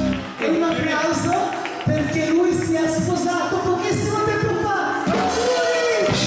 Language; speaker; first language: Italian; native; Italian